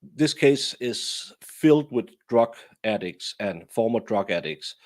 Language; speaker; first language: English; non-native, fluent; Danish